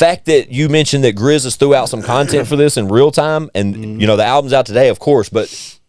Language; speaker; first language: English; native; English